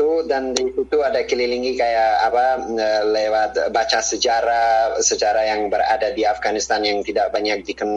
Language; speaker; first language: Indonesian; non-native, fluent; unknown